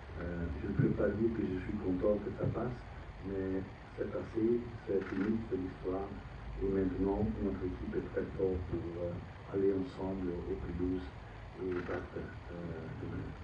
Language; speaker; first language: French; non-native, fluent; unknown